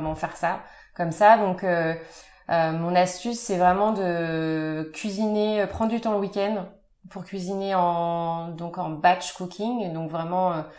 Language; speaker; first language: French; native; French